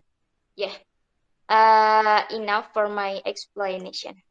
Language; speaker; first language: English; non-native, learner; Indonesian